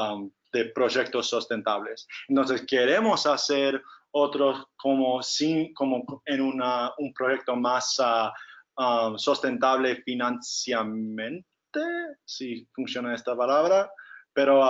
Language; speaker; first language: Spanish; non-native, fluent; English